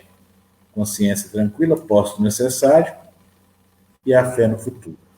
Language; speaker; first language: Portuguese; native; Portuguese